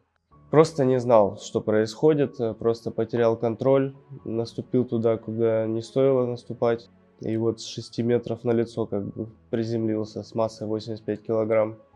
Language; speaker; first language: Russian; native; Russian